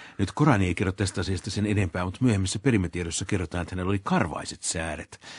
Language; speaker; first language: Finnish; native; Finnish